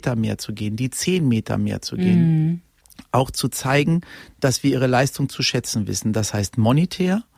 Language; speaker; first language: German; native; German